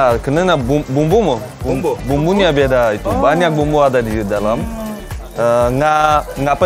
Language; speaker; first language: Indonesian; non-native, fluent; Turkish